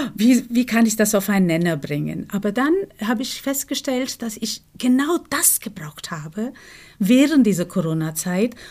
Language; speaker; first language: German; non-native, fluent; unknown